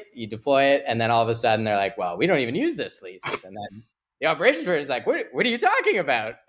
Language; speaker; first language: English; native; English